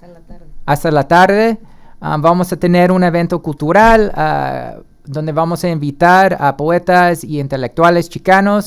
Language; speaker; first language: Spanish; early bilingual, heritage; Spanish